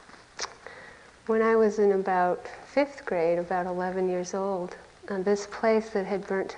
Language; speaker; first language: English; native; English